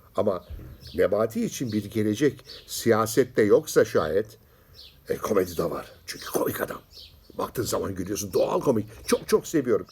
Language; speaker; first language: Turkish; native; Turkish